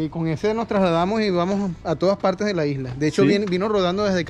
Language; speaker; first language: Spanish; native; Spanish